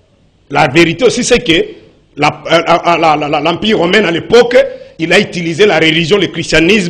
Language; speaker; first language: French; non-native, local second language; Lingala